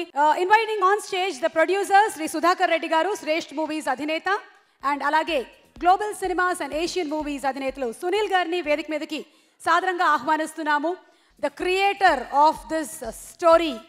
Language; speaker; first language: Telugu; native; Telugu